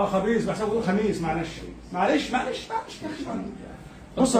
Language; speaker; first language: Arabic; native; Arabic